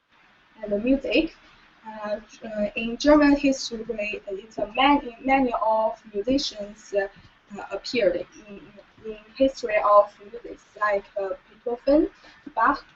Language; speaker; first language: English; non-native, learner; Chinese